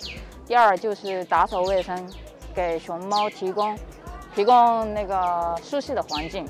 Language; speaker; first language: Chinese; non-native, fluent; Japanese